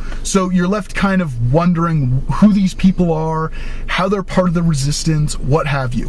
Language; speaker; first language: English; native; English